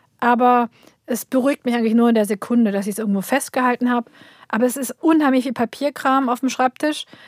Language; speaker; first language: German; early bilingual, other home language; Turkish